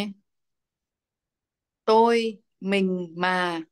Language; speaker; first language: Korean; non-native, learner; Vietnamese